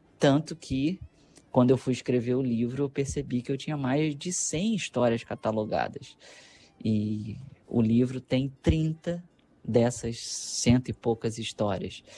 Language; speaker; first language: Portuguese; native; Portuguese